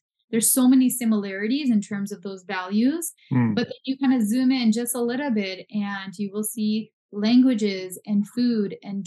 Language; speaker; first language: English; non-native, local second language; Punjabi